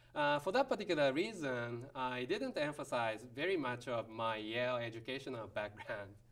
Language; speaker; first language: English; non-native, fluent; Japanese